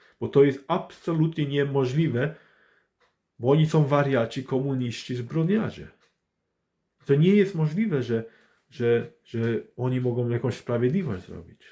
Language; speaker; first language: Polish; early bilingual, heritage; English